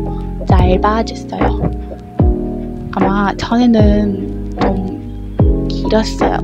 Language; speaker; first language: Korean; non-native, learner; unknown